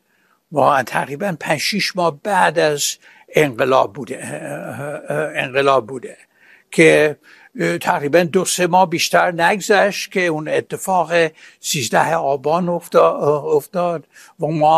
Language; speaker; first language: Persian; non-native, fluent; English